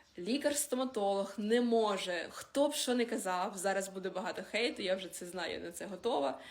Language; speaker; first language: Ukrainian; non-native, local second language; Russian